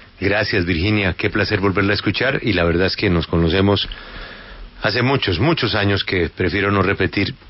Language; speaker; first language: Spanish; native; Spanish